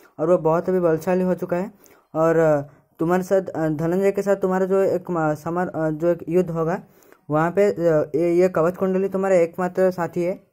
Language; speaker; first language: Hindi; native; Hindi